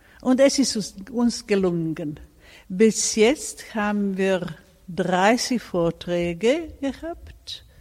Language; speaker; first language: German; non-native, fluent; Serbian